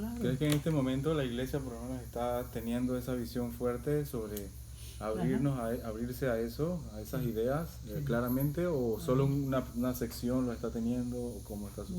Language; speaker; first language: Spanish; native; Spanish